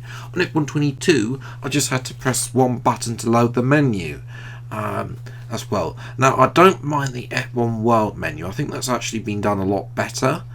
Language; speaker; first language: English; native; English